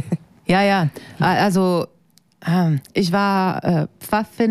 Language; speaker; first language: German; non-native, fluent; French